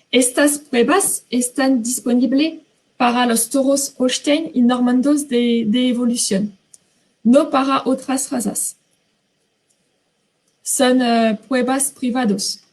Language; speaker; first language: Spanish; non-native, fluent; French